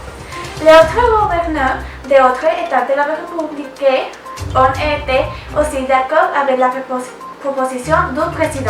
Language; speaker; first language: French; non-native, learner; Spanish